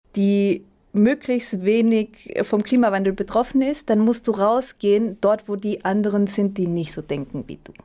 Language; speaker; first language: German; early bilingual, other home language; Spanish